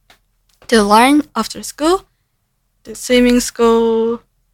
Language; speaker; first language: English; non-native, learner; Japanese